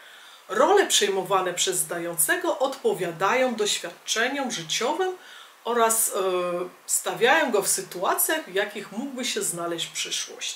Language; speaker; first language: Polish; native; Polish